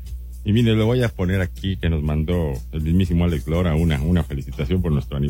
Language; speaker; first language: Spanish; native; Spanish